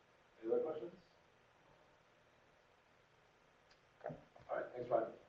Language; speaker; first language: English; native; English